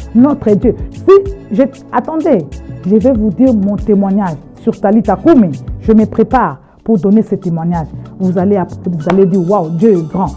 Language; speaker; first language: French; non-native, local second language; Lingala